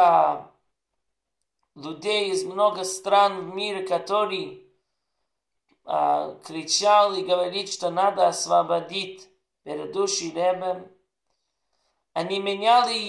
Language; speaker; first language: Russian; non-native, learner; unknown